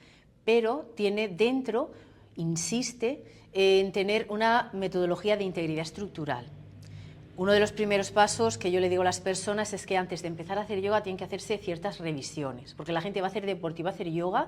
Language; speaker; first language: Spanish; native; Spanish